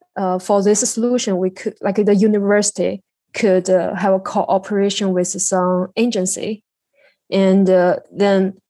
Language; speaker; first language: English; non-native, learner; Chinese